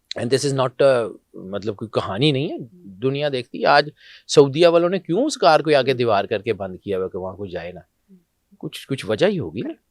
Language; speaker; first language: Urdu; non-native, local second language; Punjabi